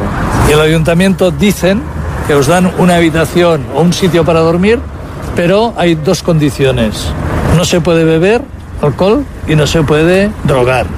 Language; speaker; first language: Spanish; native; Spanish